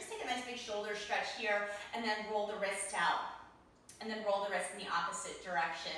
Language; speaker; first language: English; native; English